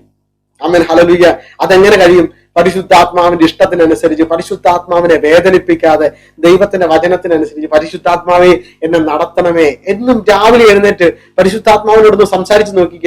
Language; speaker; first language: Malayalam; native; Malayalam